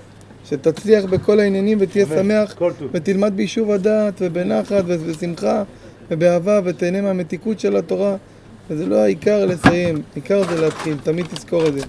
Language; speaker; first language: Hebrew; native; Hebrew